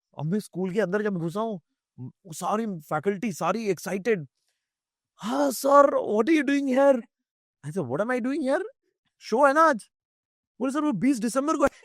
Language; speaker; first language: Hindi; native; Hindi